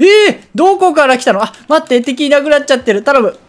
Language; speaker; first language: Japanese; native; Japanese